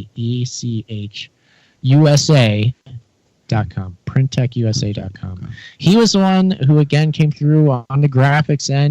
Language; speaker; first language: English; native; English